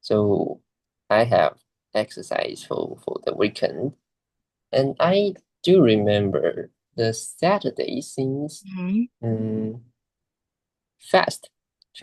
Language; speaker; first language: English; non-native, learner; Chinese